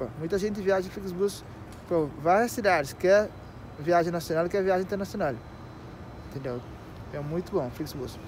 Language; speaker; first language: Portuguese; non-native, local second language; Kabuverdianu